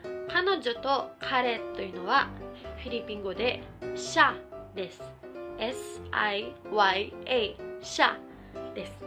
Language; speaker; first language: Japanese; non-native, local second language; Filipino